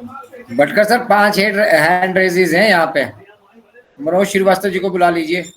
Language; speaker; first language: Hindi; native; Hindi